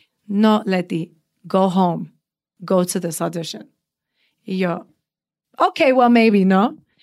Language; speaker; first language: English; early bilingual, other home language; Spanish